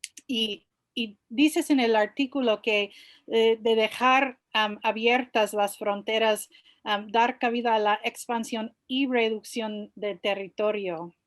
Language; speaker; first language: Spanish; non-native, fluent; English